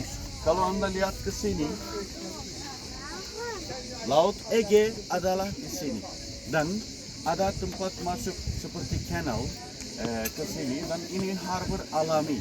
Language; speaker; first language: Indonesian; non-native, learner; Turkish